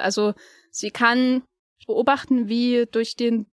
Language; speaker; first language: German; native; German